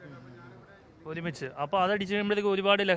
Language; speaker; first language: Malayalam; native; Malayalam